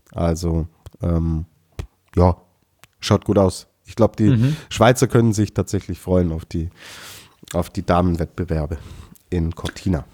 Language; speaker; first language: German; native; German